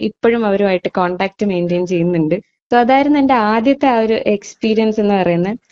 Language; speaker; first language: Malayalam; early bilingual, heritage; Malayalam